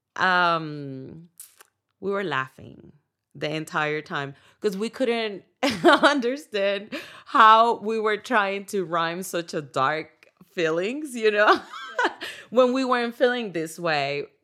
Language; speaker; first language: English; non-native, fluent; Spanish